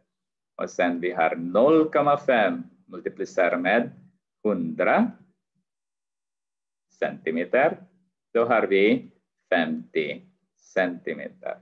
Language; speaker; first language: Swedish; non-native, fluent; Arabic